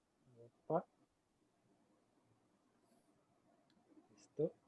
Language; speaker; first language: Spanish; non-native, fluent; Portuguese